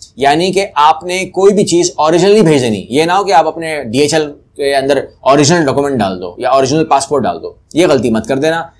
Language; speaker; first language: Urdu; native; Urdu